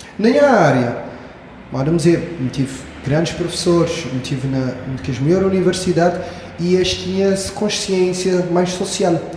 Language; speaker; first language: Portuguese; non-native, local second language; Kabuverdianu